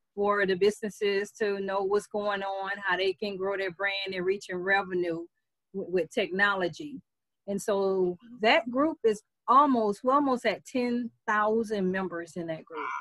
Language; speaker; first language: English; native; English